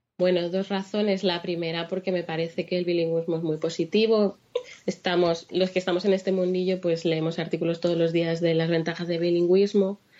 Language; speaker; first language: Spanish; native; Spanish